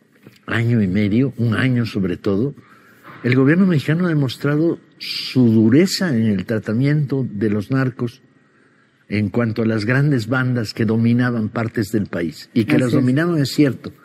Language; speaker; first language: Spanish; native; Spanish